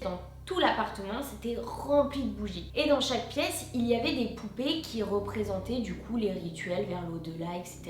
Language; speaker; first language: French; native; French